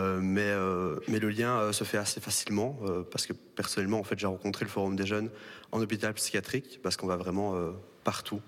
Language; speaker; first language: French; native; French